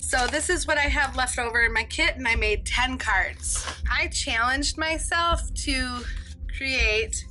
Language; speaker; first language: English; native; English